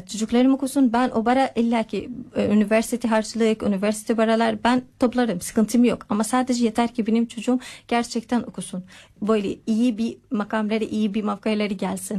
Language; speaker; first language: Turkish; non-native, fluent; Arabic